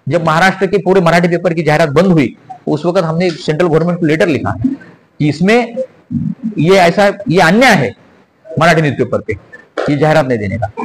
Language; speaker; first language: Hindi; non-native, local second language; Marathi